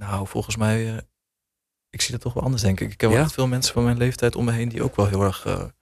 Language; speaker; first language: Dutch; native; Dutch